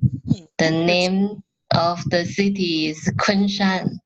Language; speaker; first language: English; non-native, learner; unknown